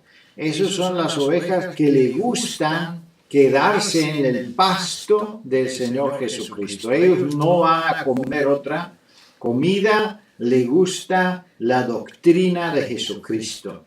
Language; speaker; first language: Spanish; non-native, fluent; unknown